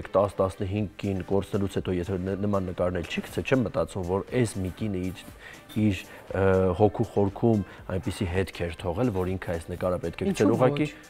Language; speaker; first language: Armenian; native; Armenian